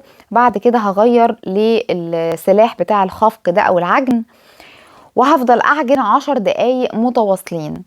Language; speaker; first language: Arabic; native; Arabic